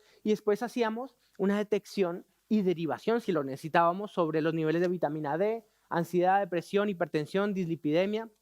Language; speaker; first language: Spanish; native; Spanish